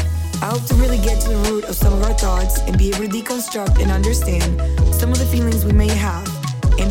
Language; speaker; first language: English; non-native, fluent; Spanish